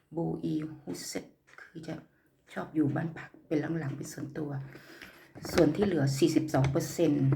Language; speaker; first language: Thai; native; Thai